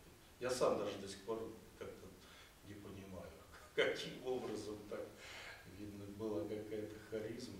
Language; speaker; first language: Russian; native; Russian